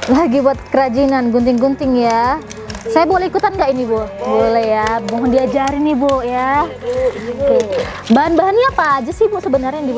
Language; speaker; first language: Indonesian; native; Indonesian